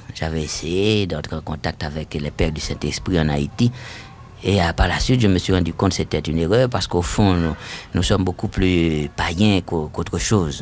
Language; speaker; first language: French; non-native, local second language; Haitian Creole